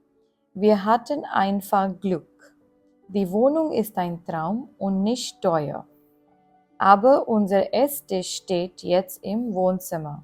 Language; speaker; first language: German; non-native, fluent; Gujarati